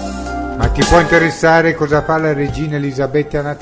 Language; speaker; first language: Italian; native; Italian